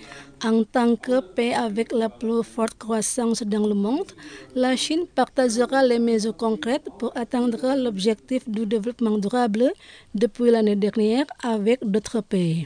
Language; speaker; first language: French; non-native, fluent; Indonesian